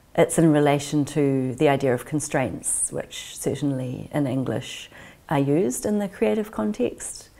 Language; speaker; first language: English; native; English